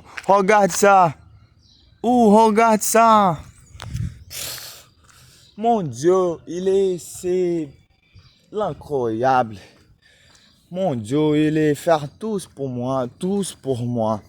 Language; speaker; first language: French; non-native, learner; Portuguese